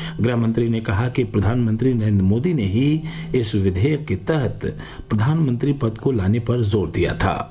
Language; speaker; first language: Hindi; native; Hindi